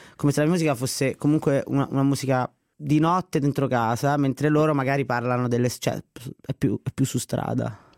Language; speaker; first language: Italian; native; Italian